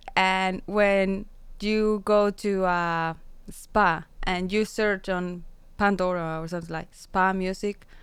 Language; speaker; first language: English; non-native, fluent; Spanish